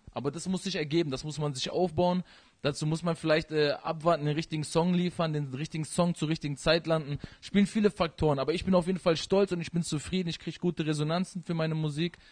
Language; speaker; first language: German; early bilingual, other home language; Persian